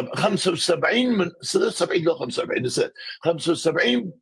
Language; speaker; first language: Arabic; native; Arabic